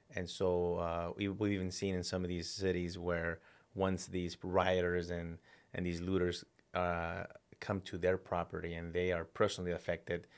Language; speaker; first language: English; early bilingual, other home language; Spanish